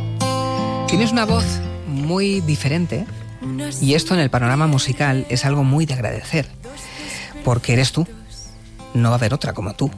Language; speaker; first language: Spanish; native; Spanish